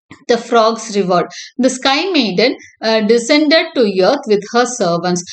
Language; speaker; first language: English; non-native, local second language; Tamil